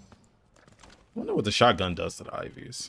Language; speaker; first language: English; native; English